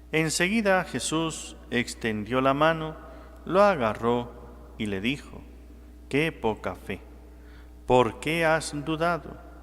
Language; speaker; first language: Spanish; native; Spanish